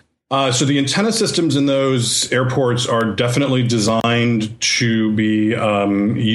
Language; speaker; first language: English; native; English